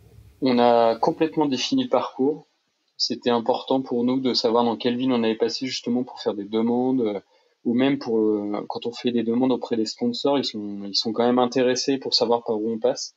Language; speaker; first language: French; native; French